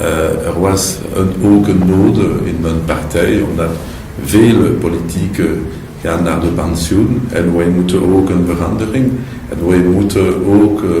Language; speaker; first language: Dutch; non-native, local second language; French